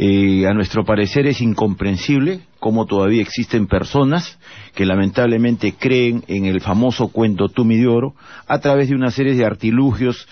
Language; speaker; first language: Spanish; native; Spanish